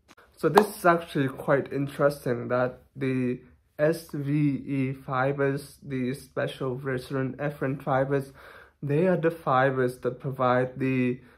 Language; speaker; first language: English; non-native, fluent; Thai